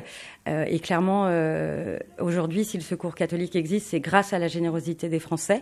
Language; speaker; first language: French; native; French